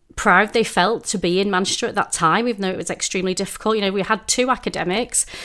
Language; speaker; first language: English; native; English